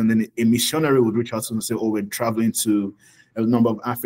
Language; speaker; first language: English; non-native, local second language; Yoruba